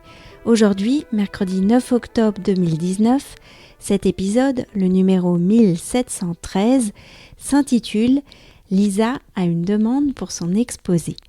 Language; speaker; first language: French; native; French